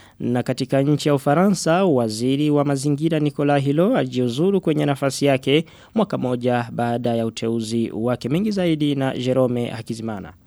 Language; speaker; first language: Swahili; non-native, local second language; Rundi